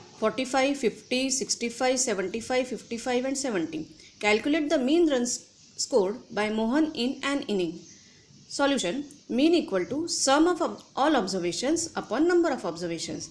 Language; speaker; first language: English; non-native, local second language; Gujarati